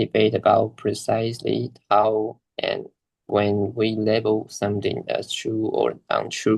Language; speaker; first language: English; non-native, learner; Chinese